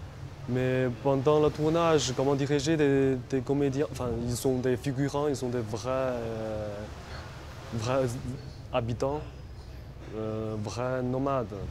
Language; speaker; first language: French; non-native, fluent; Chinese